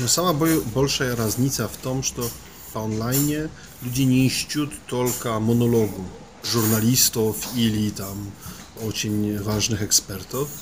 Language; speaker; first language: Russian; non-native, learner; Polish